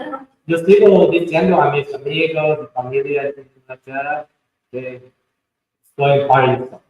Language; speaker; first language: Portuguese; non-native, learner; English